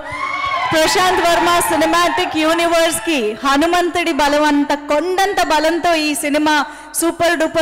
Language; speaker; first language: Telugu; native; Telugu